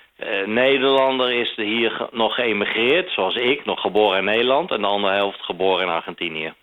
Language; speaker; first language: Dutch; native; Dutch